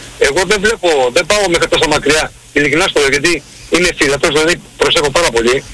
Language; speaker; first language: Greek; early bilingual, heritage; Greek